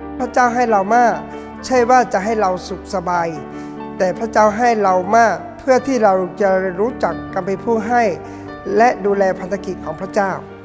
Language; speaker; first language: Thai; non-native, local second language; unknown